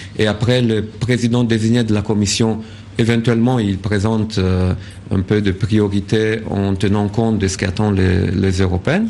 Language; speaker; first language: French; non-native, fluent; Romanian